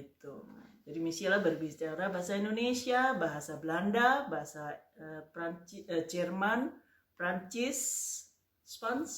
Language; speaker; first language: Indonesian; native; Indonesian